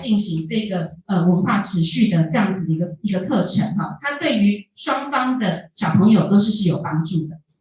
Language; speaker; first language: Chinese; native; Chinese